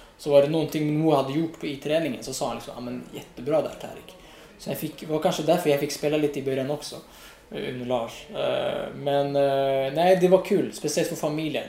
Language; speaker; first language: Swedish; non-native, fluent; Riffian